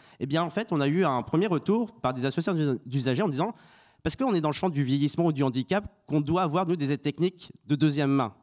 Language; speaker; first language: French; native; French